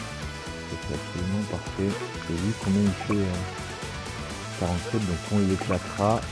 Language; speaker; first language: French; native; French